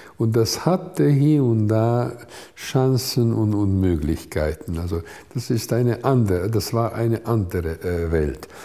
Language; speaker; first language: German; non-native, fluent; Hungarian